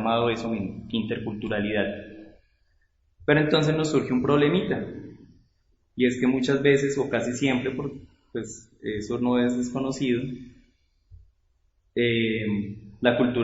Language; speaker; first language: Spanish; native; Spanish